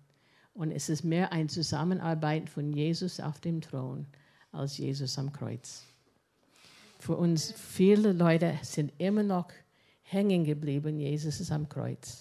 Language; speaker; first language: German; non-native, fluent; English